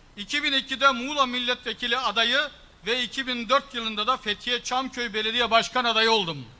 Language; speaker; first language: Turkish; early bilingual, heritage; Turkish